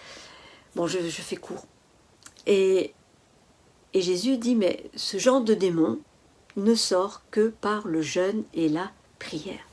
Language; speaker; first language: French; native; French